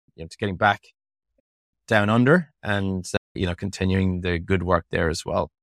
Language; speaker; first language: English; native; English